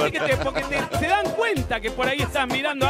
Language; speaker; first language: Spanish; native; Spanish